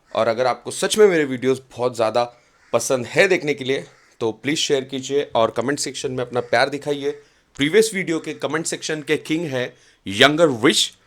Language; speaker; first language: Hindi; non-native, local second language; Marathi